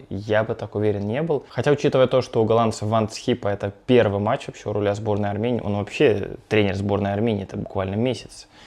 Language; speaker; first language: Russian; native; Russian